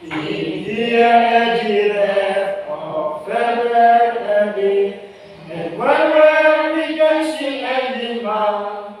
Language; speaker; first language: English; non-native, learner; Indonesian